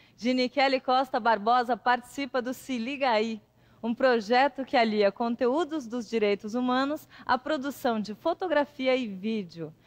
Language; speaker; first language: Portuguese; native; Portuguese